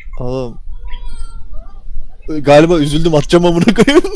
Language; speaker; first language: Turkish; native; Turkish